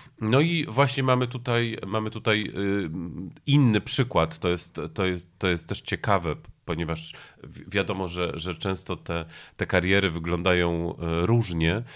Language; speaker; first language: Polish; native; Polish